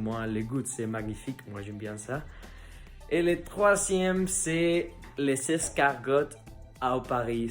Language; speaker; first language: French; non-native, learner; Spanish